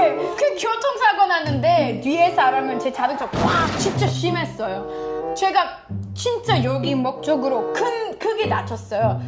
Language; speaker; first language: Korean; non-native, fluent; English